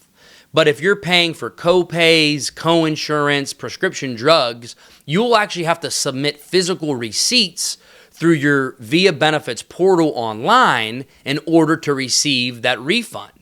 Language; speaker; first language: English; native; English